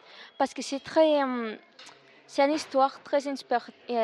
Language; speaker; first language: French; non-native, learner; Catalan